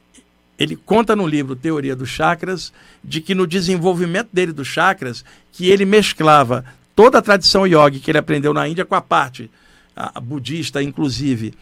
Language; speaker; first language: Portuguese; native; Portuguese